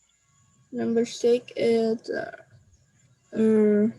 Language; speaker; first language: English; non-native, learner; Vietnamese